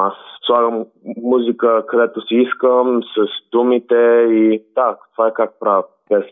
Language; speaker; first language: Bulgarian; early bilingual, heritage; Bulgarian